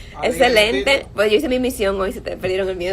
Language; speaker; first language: Spanish; native; Spanish